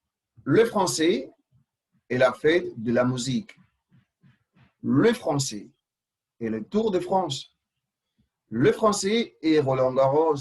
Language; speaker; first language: French; non-native, fluent; Spanish